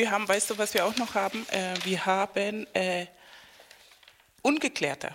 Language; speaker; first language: German; non-native, fluent; Spanish